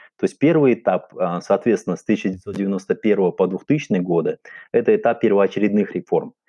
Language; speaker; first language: Russian; non-native, local second language; Uzbek